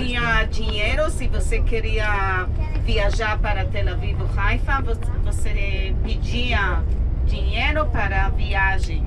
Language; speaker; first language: Portuguese; non-native, learner; Hebrew